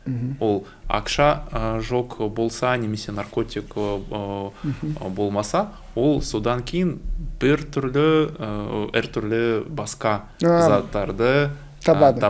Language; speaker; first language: Kazakh; non-native, learner; Russian